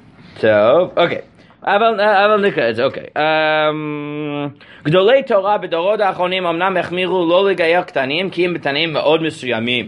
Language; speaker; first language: Hebrew; non-native, fluent; English